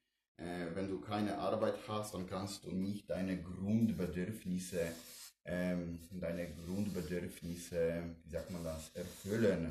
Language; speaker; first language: German; non-native, fluent; Polish